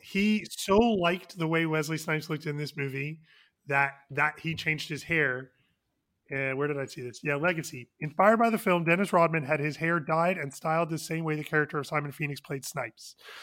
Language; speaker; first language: English; native; English